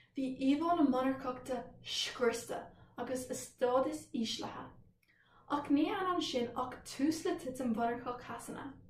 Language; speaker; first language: Irish; non-native, local second language; English